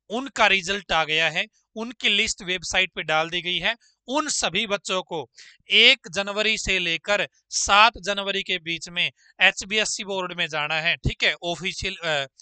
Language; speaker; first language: Hindi; native; Hindi